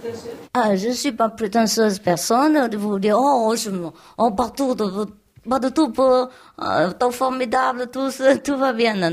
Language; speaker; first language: French; non-native, learner; Vietnamese